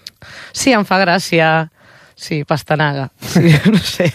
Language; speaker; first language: Catalan; non-native, learner; Spanish